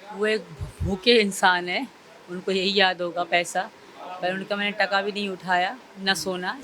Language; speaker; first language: Urdu; non-native, local second language; Sindhi